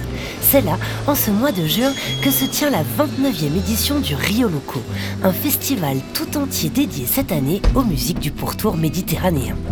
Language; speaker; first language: French; native; French